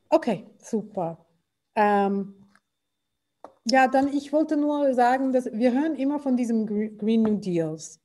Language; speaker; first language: German; non-native, fluent; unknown